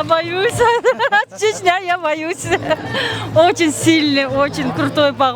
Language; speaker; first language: Russian; non-native, learner; Turkmen